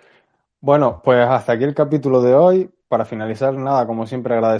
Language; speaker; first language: Spanish; native; Spanish